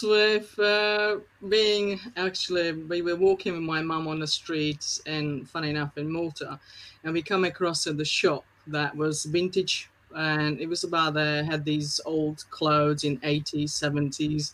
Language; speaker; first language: English; non-native, fluent; Slovak